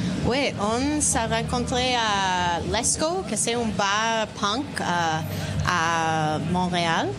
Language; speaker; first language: French; non-native, learner; Spanish